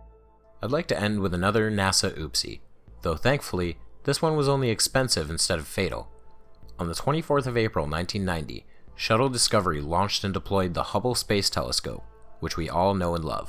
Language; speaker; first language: English; native; English